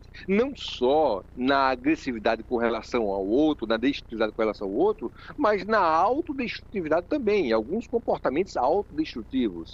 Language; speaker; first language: Portuguese; native; Portuguese